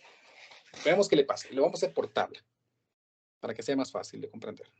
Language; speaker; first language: Spanish; native; Spanish